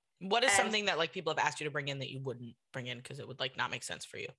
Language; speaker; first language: English; native; English